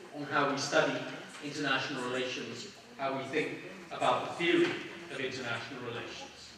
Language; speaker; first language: English; native; English